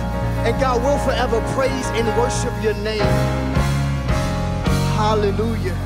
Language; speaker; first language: English; native; English